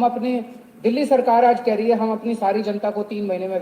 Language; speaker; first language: Hindi; native; Hindi